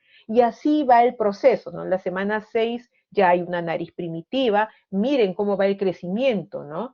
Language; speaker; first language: Spanish; native; Spanish